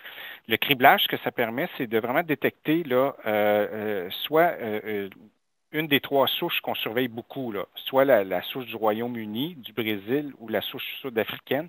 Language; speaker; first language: French; native; French